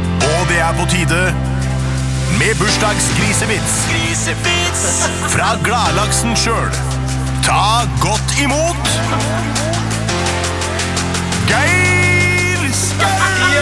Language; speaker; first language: Norwegian; native; Norwegian